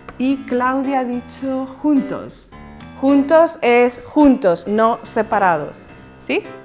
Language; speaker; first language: Spanish; native; Spanish